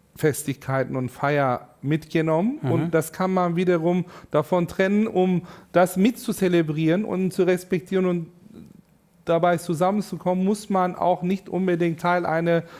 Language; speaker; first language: German; non-native, fluent; Turkish